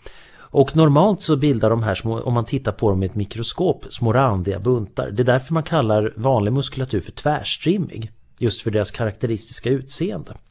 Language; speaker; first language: Swedish; native; Swedish